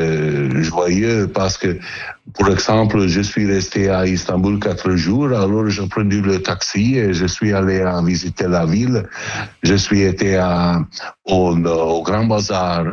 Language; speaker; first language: French; non-native, learner; Italian